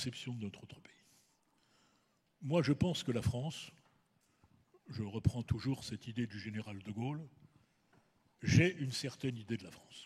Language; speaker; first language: French; native; French